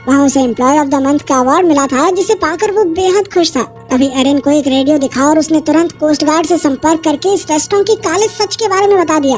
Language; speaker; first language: Hindi; native; Hindi